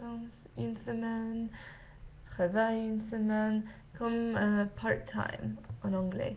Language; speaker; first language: French; non-native, learner; English